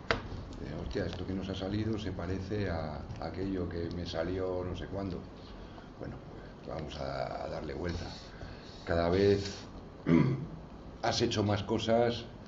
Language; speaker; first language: Spanish; native; Spanish